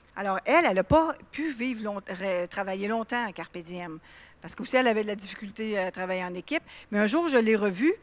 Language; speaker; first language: French; native; French